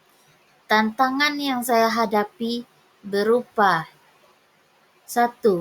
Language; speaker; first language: Indonesian; native; Indonesian